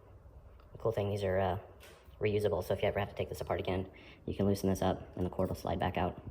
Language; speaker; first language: English; native; English